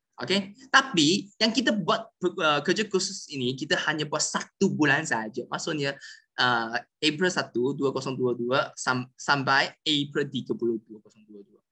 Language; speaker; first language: Malay; non-native, local second language; Chinese